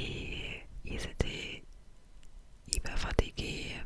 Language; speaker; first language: French; non-native, fluent; German